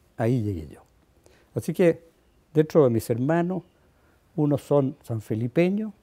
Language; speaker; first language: Spanish; native; Spanish